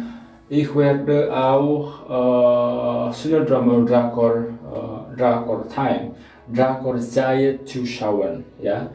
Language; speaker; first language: German; non-native, learner; Indonesian